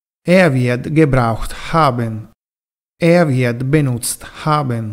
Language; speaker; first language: German; non-native, fluent; Italian